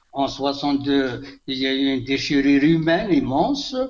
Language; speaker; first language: French; non-native, local second language; Kabyle